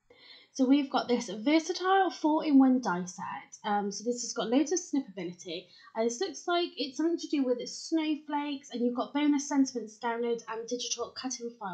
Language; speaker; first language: English; native; English